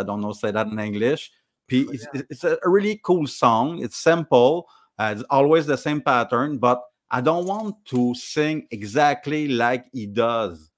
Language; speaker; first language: English; non-native, learner; French